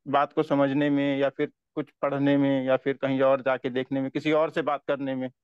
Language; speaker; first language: Hindi; native; Hindi